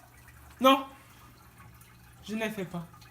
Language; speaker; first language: French; non-native, learner; English